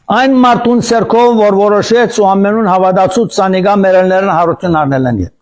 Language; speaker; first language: Armenian; early bilingual, heritage; Armenian